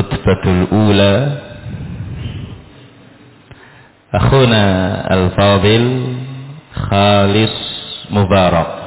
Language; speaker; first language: Arabic; non-native, fluent; Indonesian